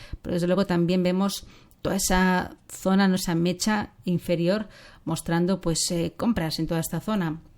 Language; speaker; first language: Spanish; native; Spanish